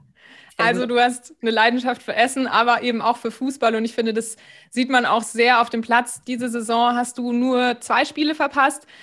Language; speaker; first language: German; native; German